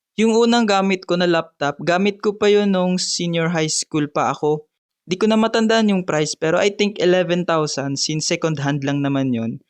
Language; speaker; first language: Filipino; non-native, local second language; Bikol